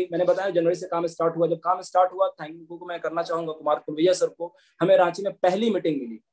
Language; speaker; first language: Hindi; native; Hindi